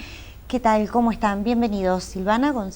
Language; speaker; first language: Spanish; native; Spanish